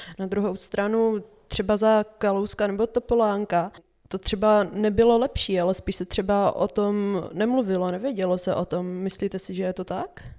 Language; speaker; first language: Czech; native; Czech